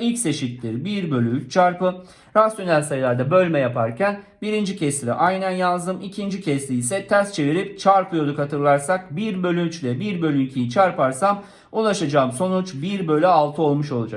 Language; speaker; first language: Turkish; native; Turkish